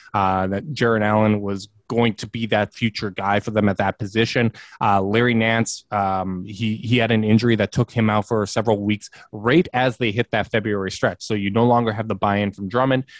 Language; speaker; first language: English; native; English